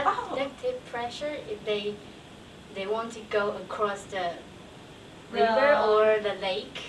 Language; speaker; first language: English; non-native, learner; Chinese